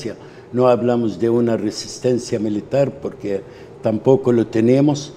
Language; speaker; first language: Spanish; non-native, fluent; Arabic